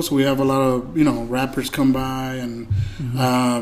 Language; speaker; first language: English; early bilingual, other home language; Spanish